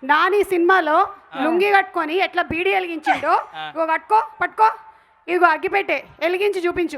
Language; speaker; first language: Telugu; native; Telugu